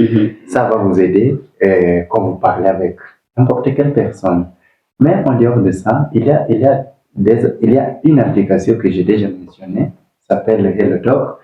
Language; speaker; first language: French; non-native, learner; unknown